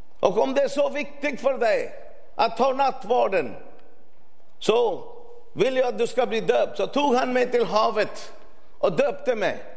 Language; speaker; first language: Swedish; non-native, fluent; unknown